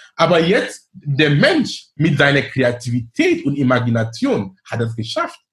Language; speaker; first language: German; non-native, fluent; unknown